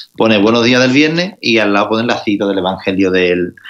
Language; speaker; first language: Spanish; native; Spanish